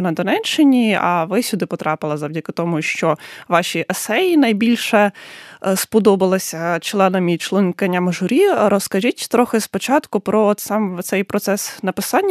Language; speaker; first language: Ukrainian; native; Ukrainian